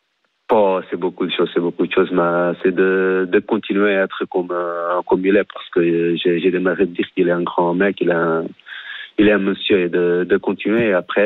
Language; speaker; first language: French; non-native, fluent; Portuguese